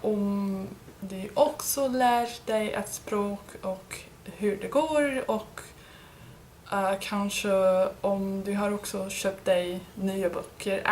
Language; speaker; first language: Swedish; non-native, learner; English